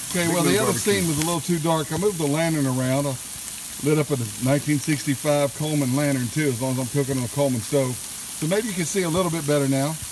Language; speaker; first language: English; native; English